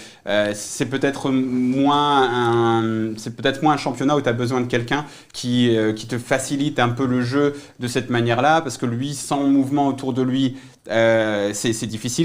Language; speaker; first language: French; native; French